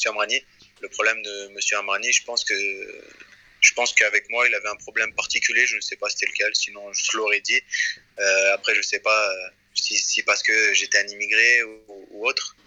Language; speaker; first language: French; early bilingual, other home language; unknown